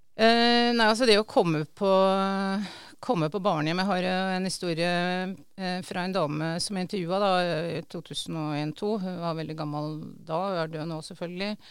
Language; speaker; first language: Norwegian; native; Norwegian